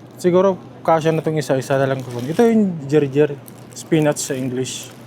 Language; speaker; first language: Filipino; non-native, local second language; Iloko